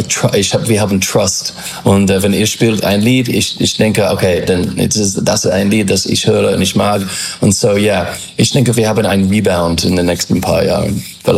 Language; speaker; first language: German; non-native, fluent; English